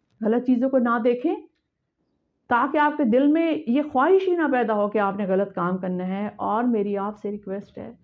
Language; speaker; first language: Urdu; native; Urdu